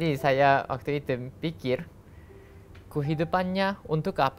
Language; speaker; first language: Indonesian; non-native, learner; Japanese